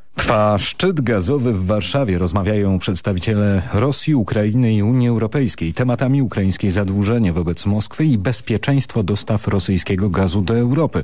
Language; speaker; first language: Polish; native; Polish